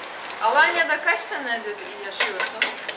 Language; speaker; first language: Turkish; non-native, learner; Russian